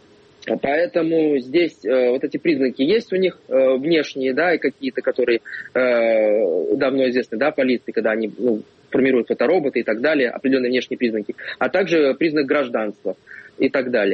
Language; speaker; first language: Russian; native; Russian